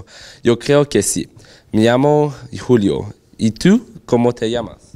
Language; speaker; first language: Spanish; non-native, learner; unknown